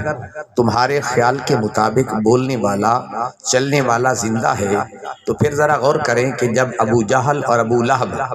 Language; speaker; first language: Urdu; non-native, local second language; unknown